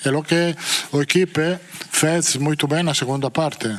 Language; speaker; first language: Portuguese; non-native, learner; Italian